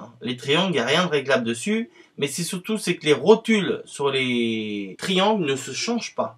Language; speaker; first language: French; native; French